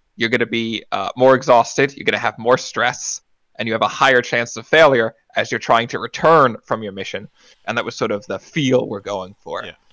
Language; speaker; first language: English; native; English